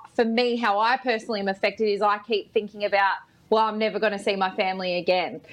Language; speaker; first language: English; native; English